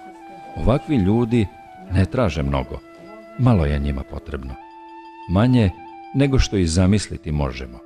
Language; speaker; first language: Serbian; native; Serbian